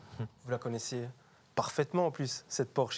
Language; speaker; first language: French; native; French